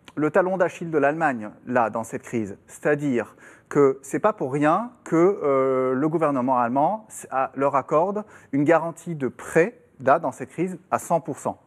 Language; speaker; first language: French; non-native, fluent; German